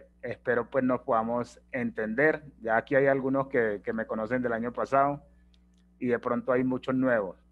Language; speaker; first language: Spanish; native; Spanish